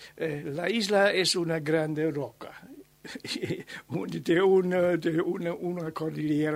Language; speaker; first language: Spanish; non-native, learner; German